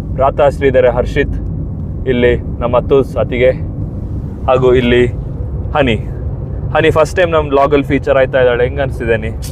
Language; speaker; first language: Kannada; native; Kannada